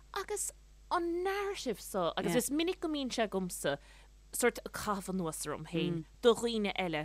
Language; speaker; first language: Irish; native; Irish